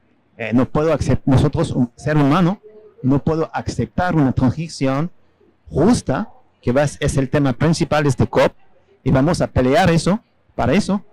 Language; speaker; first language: Spanish; non-native, fluent; French